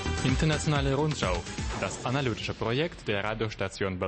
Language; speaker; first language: German; non-native, fluent; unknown